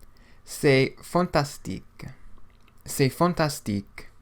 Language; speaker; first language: French; non-native, fluent; English